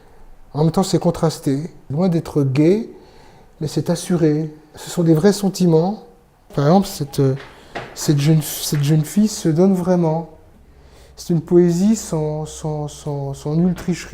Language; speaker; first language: French; native; French